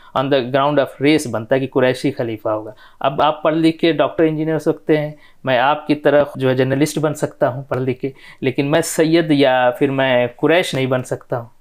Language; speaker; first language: Hindi; non-native, local second language; Bhojpuri